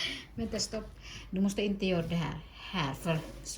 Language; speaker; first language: Swedish; non-native, learner; Filipino